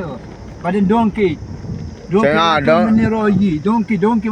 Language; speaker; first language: Arabic; non-native, learner; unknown